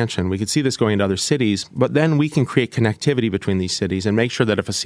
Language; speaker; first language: English; native; English